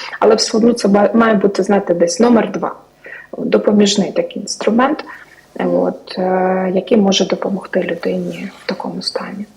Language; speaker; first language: Ukrainian; native; Ukrainian